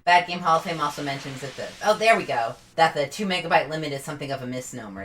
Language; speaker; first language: English; native; English